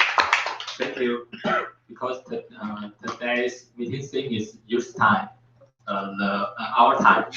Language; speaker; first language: English; non-native, learner; Chinese